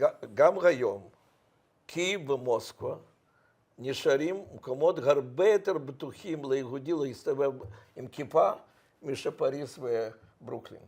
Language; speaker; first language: Hebrew; non-native, fluent; Russian